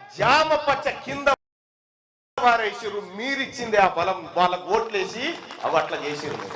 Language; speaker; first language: Telugu; native; Telugu